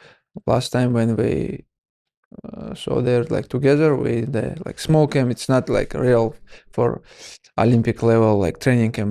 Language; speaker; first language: English; non-native, learner; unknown